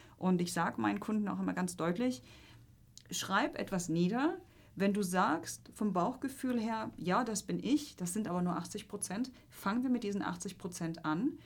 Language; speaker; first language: German; non-native, fluent; Polish